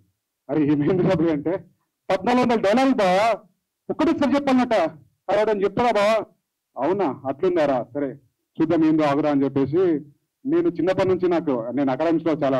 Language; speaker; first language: Telugu; native; Telugu